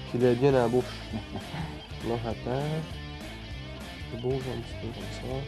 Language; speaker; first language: French; native; French